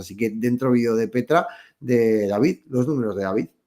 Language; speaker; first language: Spanish; native; Spanish